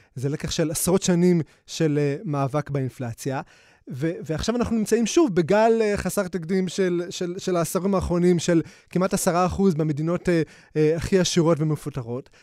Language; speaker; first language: Hebrew; native; Hebrew